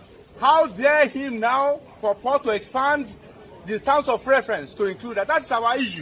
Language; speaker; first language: English; non-native, local second language; Yoruba